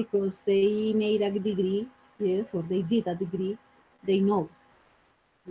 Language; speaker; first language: English; non-native, fluent; Spanish